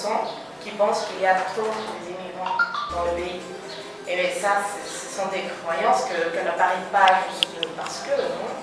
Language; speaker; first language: French; non-native, learner; Spanish